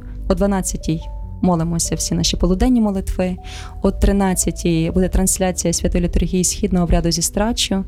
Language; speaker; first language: Ukrainian; native; Ukrainian